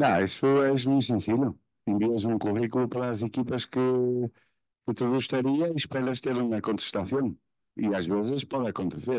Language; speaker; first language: Spanish; non-native, fluent; Portuguese